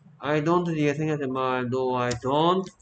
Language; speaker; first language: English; non-native, fluent; Korean